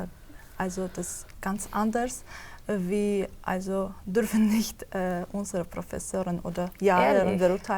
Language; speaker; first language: German; non-native, fluent; Azerbaijani